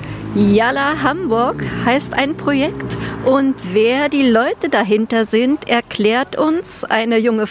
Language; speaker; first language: German; non-native, fluent; Arabic